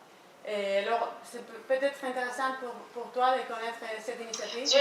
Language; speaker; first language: French; non-native, learner; Spanish